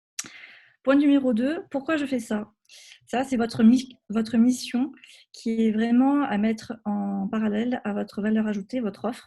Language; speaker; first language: French; native; French